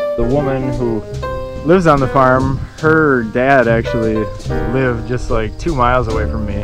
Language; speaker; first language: English; native; English